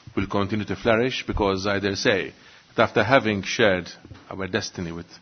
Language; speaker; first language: English; non-native, local second language; Maltese